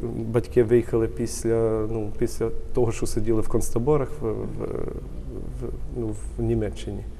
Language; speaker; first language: Ukrainian; early bilingual, heritage; Ukrainian